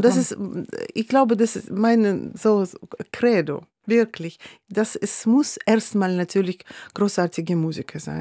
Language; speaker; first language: German; non-native, fluent; Russian